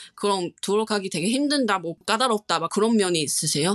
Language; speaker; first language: Korean; non-native, fluent; Chinese